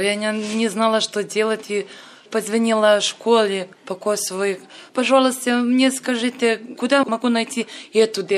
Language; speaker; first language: Russian; non-native, learner; Serbian